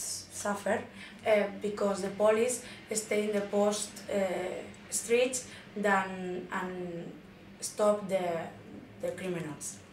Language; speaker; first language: English; non-native, learner; Spanish